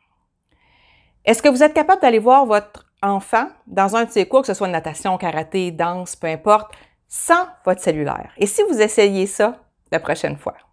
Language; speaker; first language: French; native; French